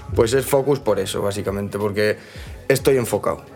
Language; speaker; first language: Spanish; native; Spanish